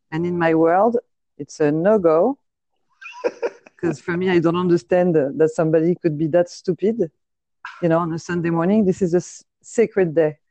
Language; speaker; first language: English; non-native, fluent; French